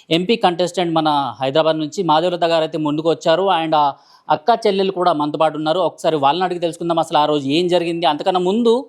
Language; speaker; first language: Telugu; native; Telugu